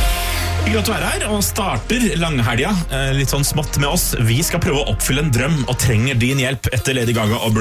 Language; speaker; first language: Norwegian; native; Norwegian